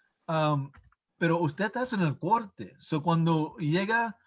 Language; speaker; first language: Spanish; early bilingual, heritage; English